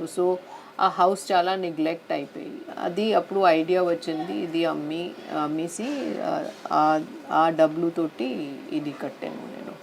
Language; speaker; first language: Telugu; non-native, fluent; Hindi